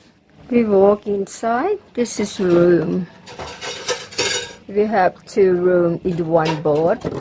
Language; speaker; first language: English; non-native, learner; Thai